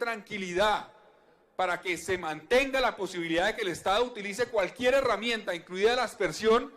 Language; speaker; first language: Spanish; native; Spanish